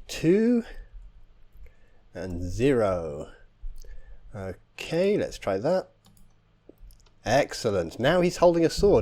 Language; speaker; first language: English; native; English